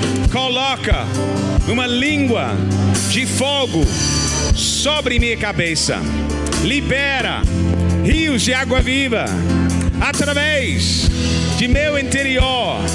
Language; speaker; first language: Portuguese; non-native, learner; English